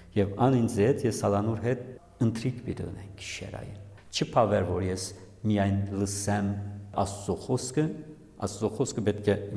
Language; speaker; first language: Armenian; early bilingual, heritage; Armenian